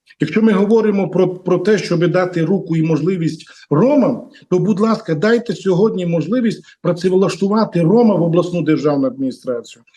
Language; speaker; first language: Ukrainian; non-native, local second language; Romany